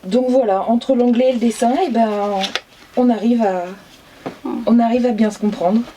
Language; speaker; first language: French; native; French